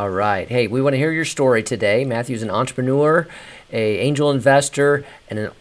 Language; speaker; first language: English; native; English